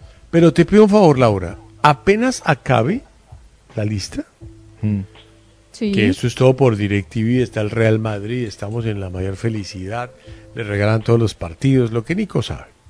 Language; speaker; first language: Spanish; native; Spanish